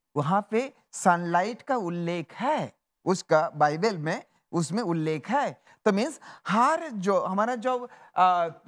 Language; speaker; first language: Hindi; non-native, local second language; Bangla